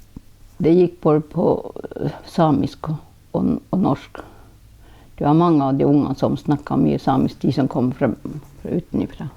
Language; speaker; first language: Norwegian; non-native, local second language; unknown